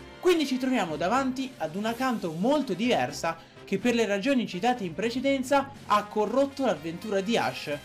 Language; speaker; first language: Italian; native; Italian